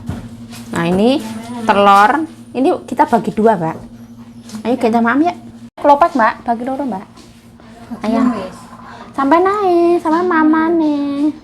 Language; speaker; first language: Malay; non-native, local second language; Javanese